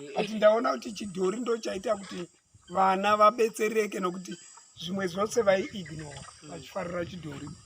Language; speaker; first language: Shona; non-native, local second language; Tsonga